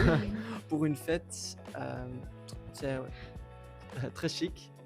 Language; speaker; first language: French; non-native, learner; Dutch